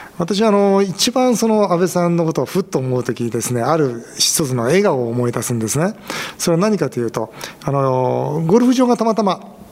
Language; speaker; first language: Japanese; native; Japanese